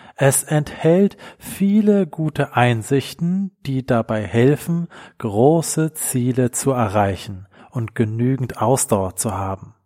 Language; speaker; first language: German; native; German